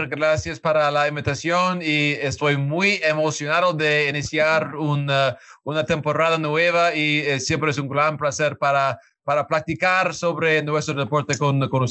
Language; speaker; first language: Spanish; non-native, learner; English